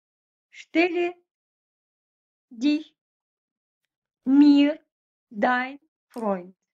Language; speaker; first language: German; non-native, fluent; Russian